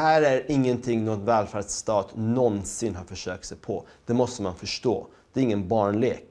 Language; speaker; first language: Swedish; early bilingual, other home language; Persian